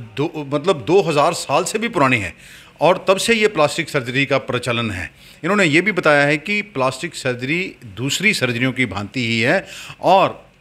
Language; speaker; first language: Hindi; native; Hindi